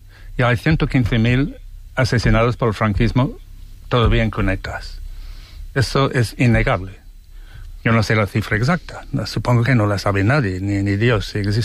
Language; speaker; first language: Spanish; non-native, fluent; English